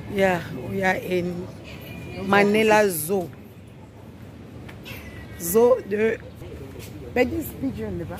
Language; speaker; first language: English; non-native, learner; French